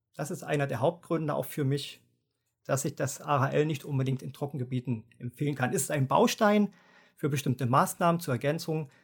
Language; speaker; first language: German; native; German